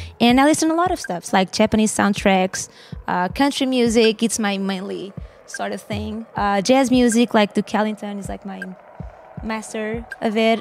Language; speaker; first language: English; non-native, fluent; Portuguese